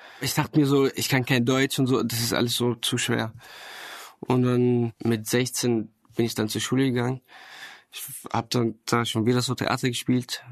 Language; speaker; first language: German; non-native, fluent; Arabic